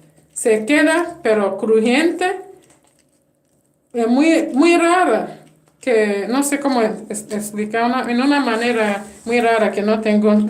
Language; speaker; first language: Spanish; non-native, fluent; English